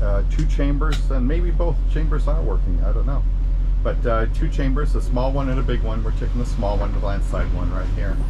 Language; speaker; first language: English; native; English